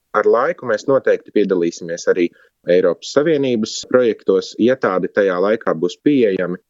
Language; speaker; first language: Latvian; native; Latvian